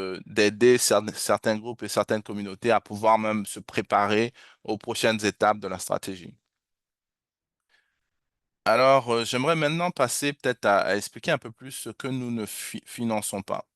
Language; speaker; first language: French; native; French